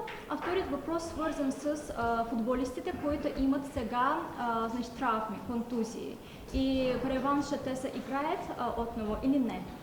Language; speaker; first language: Bulgarian; non-native, learner; Azerbaijani